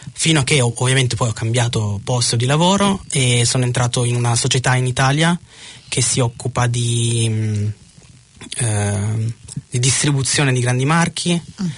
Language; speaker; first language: Italian; early bilingual, other home language; German